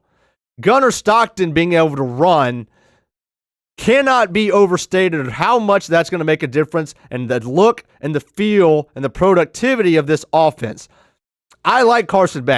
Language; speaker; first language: English; native; English